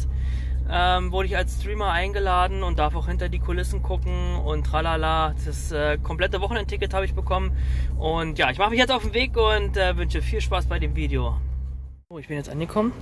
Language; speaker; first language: German; native; German